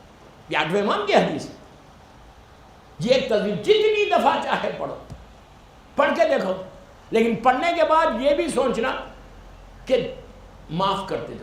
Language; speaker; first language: Urdu; native; Urdu